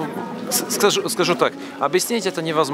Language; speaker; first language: Russian; non-native, fluent; Latvian